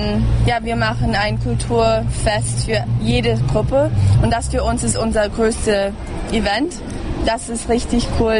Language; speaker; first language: German; early bilingual, heritage; English